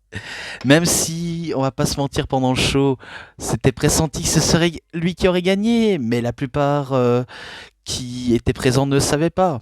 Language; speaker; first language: French; native; French